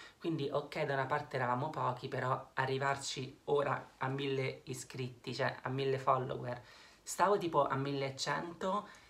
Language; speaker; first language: Italian; native; Italian